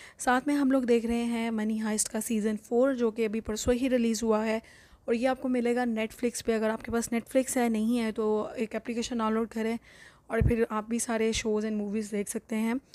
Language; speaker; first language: Urdu; native; Urdu